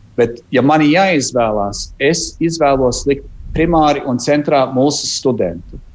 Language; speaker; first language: Latvian; early bilingual, heritage; Latvian